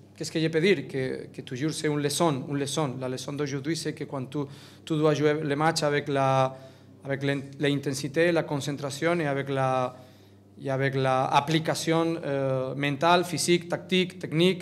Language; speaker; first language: French; non-native, learner; Catalan